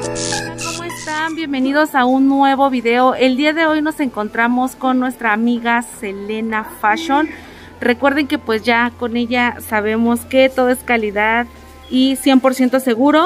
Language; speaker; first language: Spanish; native; Spanish